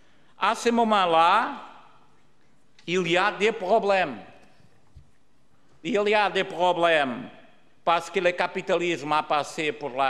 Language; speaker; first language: French; non-native, learner; Portuguese